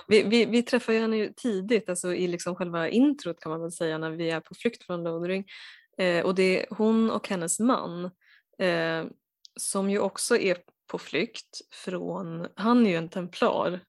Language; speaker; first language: Swedish; native; Swedish